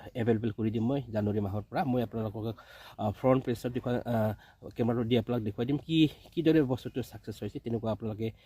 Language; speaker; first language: Assamese; native; Assamese